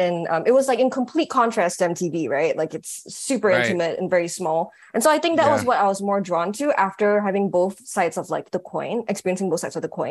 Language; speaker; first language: English; native; English